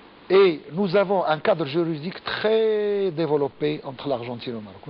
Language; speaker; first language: French; non-native, local second language; Arabic